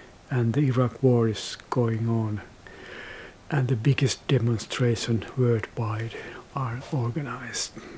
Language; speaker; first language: English; non-native, fluent; Finnish